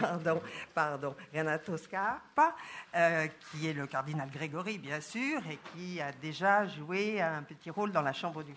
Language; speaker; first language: French; native; French